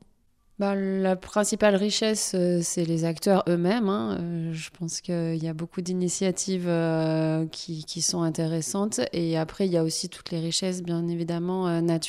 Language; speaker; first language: French; native; French